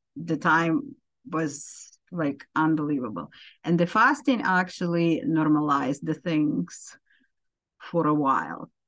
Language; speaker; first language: English; non-native, fluent; Ukrainian